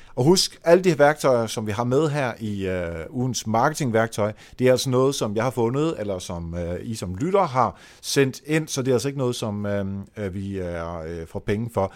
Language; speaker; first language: Danish; native; Danish